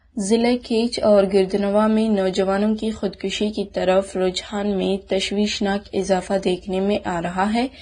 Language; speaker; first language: Urdu; non-native, local second language; Baluchi